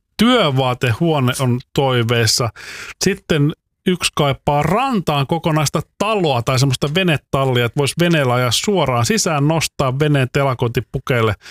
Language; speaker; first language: Finnish; native; Finnish